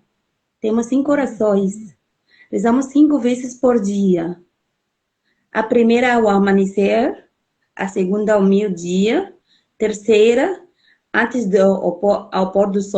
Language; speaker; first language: Portuguese; non-native, fluent; Arabic